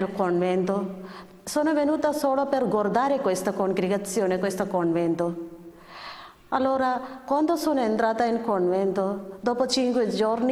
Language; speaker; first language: Italian; non-native, learner; Malayalam